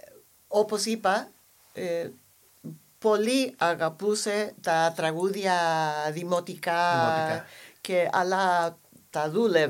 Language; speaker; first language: Greek; non-native, fluent; English